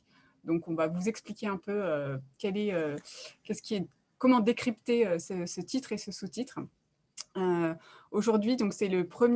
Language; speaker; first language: French; native; French